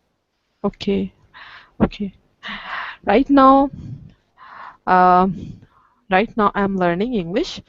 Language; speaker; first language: English; non-native, learner; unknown